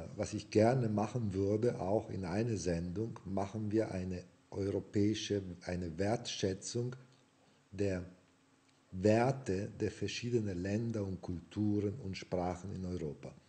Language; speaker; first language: German; non-native, fluent; Italian